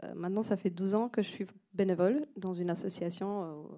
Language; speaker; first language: French; non-native, fluent; Slovenian